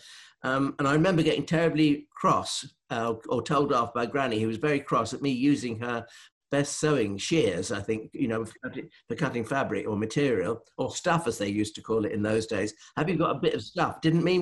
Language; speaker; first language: English; native; English